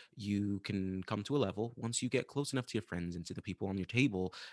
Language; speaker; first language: English; non-native, fluent; Arabic